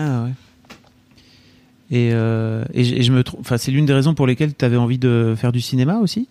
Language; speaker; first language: French; native; French